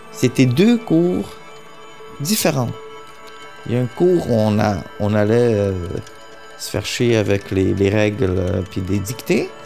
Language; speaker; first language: French; early bilingual, other home language; Hungarian